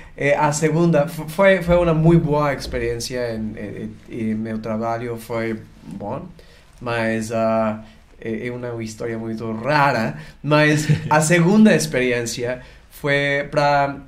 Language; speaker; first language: Portuguese; non-native, learner; Spanish